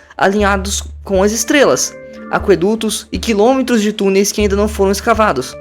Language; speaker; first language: Portuguese; native; Portuguese